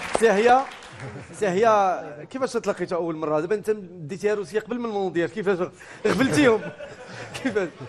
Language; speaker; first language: Arabic; native; Arabic